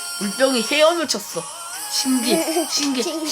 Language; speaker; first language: Korean; native; Korean